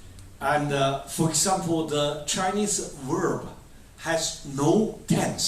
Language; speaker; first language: English; non-native, fluent; Chinese